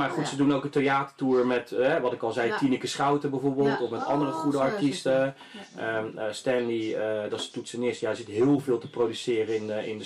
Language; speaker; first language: Dutch; native; Dutch